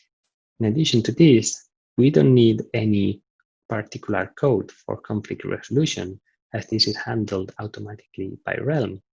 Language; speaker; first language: English; non-native, fluent; Italian